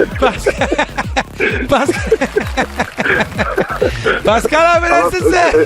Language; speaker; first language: Turkish; non-native, learner; Italian